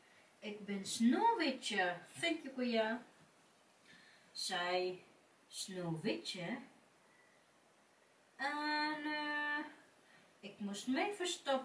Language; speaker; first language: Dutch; non-native, fluent; Waray